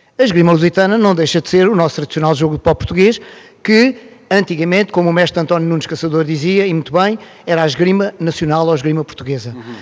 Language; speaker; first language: Portuguese; native; Portuguese